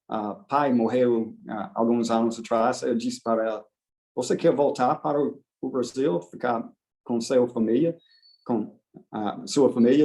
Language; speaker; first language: Portuguese; non-native, fluent; English